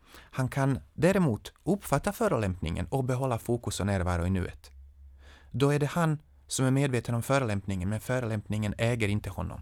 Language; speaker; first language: Swedish; non-native, fluent; Serbian